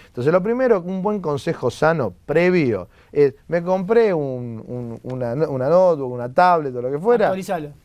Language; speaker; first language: Spanish; native; Spanish